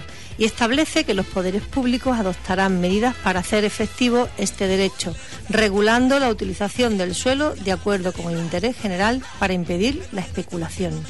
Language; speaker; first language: Spanish; native; Spanish